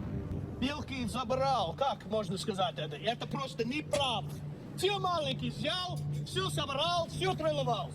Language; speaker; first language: Russian; non-native, learner; English